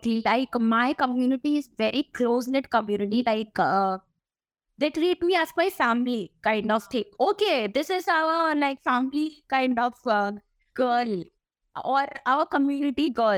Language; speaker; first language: English; non-native, local second language; Malayalam